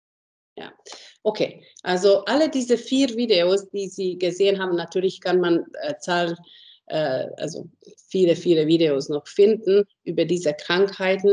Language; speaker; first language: German; non-native, fluent; Hungarian